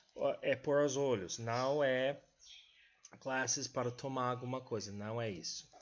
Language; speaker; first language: Portuguese; non-native, fluent; English